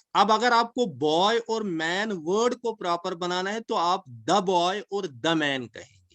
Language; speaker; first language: Urdu; non-native, local second language; Kashmiri